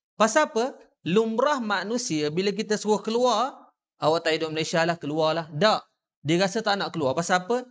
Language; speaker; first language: Malay; native; Malay